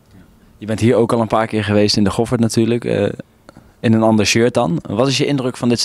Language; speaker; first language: Dutch; native; Dutch